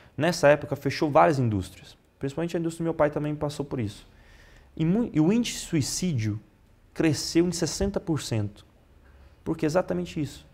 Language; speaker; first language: Portuguese; non-native, fluent; Italian